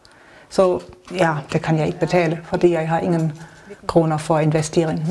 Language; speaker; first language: Danish; non-native, learner; German